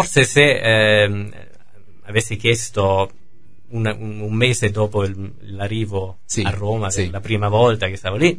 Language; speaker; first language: Italian; non-native, fluent; German